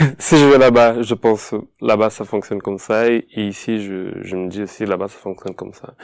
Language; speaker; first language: French; non-native, fluent; Portuguese